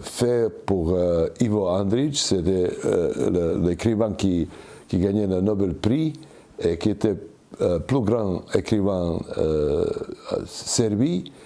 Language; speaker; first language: French; non-native, learner; Serbian